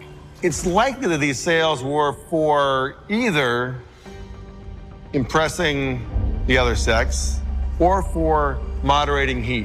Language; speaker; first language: English; native; English